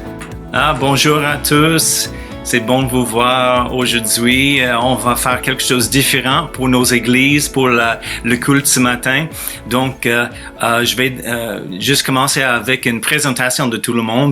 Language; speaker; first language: French; non-native, fluent; English